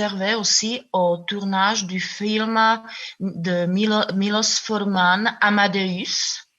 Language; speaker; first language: French; non-native, fluent; Czech